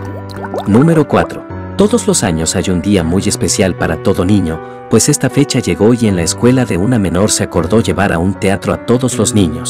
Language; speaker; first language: Spanish; native; Spanish